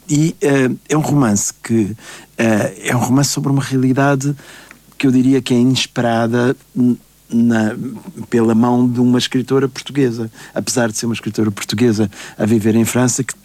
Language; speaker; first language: Portuguese; native; Portuguese